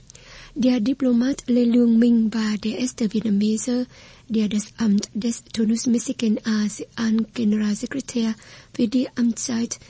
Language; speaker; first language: German; non-native, fluent; Vietnamese